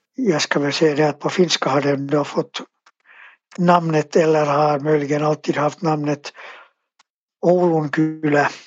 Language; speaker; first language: Swedish; native; Swedish